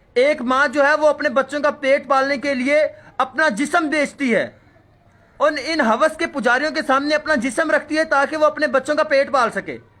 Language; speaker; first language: Urdu; non-native, local second language; Punjabi